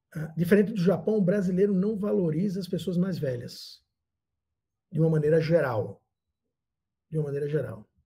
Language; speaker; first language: Portuguese; native; Portuguese